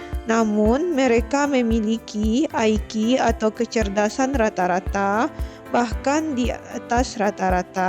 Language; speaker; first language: Indonesian; native; Indonesian